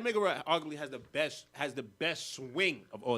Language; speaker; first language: English; native; English